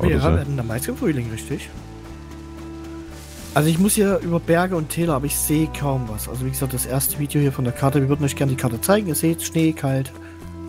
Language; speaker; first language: German; native; German